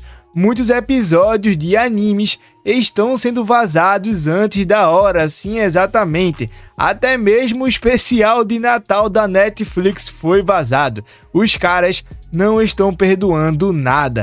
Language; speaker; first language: Portuguese; native; Portuguese